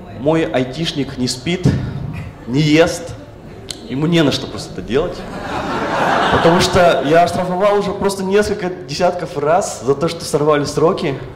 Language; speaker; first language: Russian; native; Russian